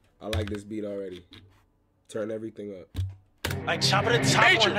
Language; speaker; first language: English; native; English